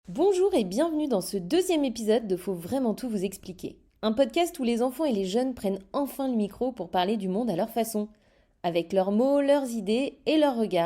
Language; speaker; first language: French; native; French